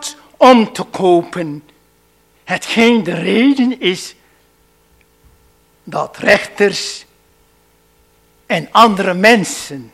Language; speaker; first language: Dutch; non-native, fluent; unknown